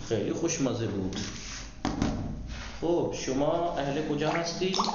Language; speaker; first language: Persian; non-native, fluent; Urdu